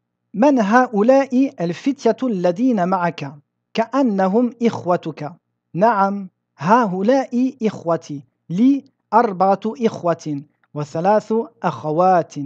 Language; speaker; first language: Arabic; non-native, fluent; French